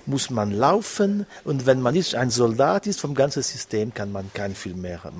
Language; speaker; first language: German; non-native, local second language; French